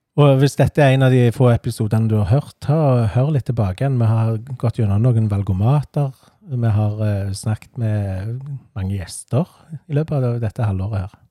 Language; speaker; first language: Norwegian; native; Norwegian